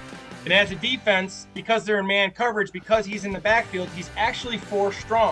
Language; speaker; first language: English; native; English